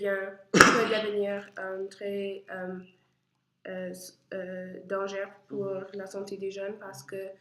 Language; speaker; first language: French; non-native, learner; English